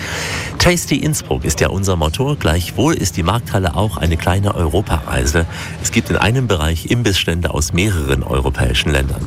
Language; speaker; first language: German; native; German